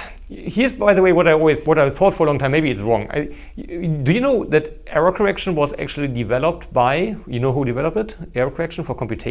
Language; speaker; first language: English; non-native, fluent; German